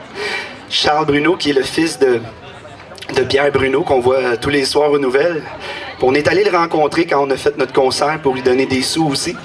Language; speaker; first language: French; native; French